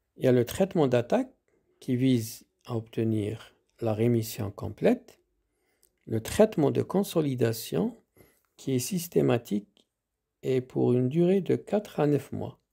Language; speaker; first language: French; non-native, local second language; Arabic